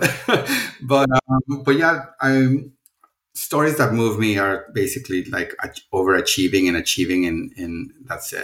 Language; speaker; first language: English; non-native, fluent; Spanish